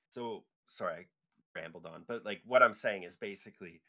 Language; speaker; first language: English; native; English